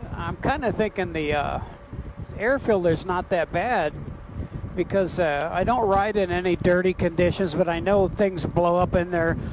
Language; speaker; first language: English; native; English